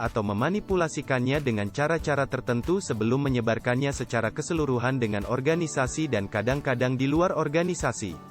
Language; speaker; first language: Indonesian; native; Indonesian